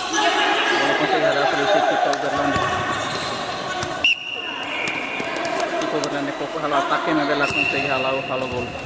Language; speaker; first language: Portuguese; non-native, local second language; Tetum